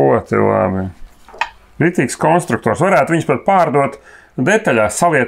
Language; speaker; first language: Latvian; native; Latvian